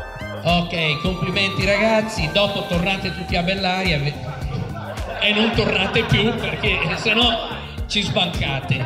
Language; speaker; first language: Italian; native; Italian